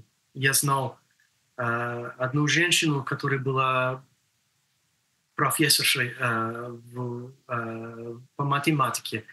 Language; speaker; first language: Russian; non-native, fluent; English